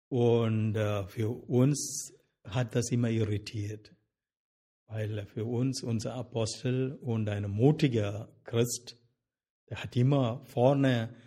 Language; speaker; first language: German; non-native, fluent; Malayalam